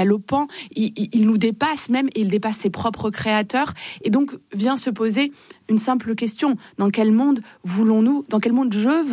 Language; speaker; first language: French; native; French